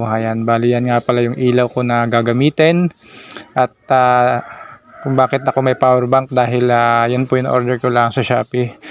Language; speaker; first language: Filipino; native; Filipino